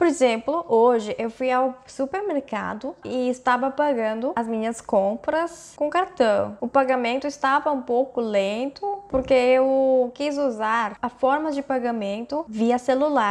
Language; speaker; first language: Portuguese; non-native, fluent; Korean